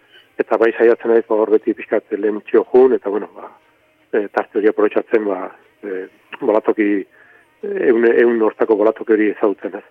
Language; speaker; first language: Basque; native; Basque